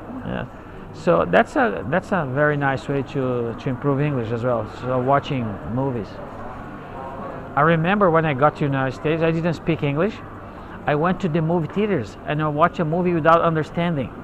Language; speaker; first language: English; non-native, fluent; Portuguese